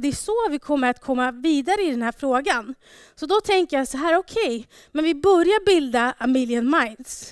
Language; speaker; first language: Swedish; early bilingual, other home language; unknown